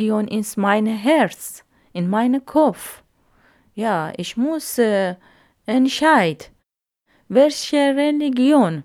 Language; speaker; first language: German; non-native, learner; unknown